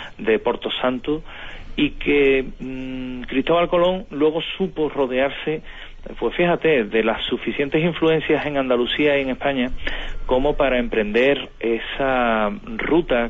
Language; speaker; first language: Spanish; native; Spanish